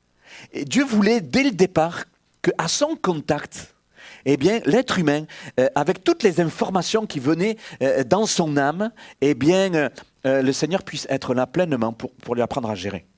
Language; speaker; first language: French; native; French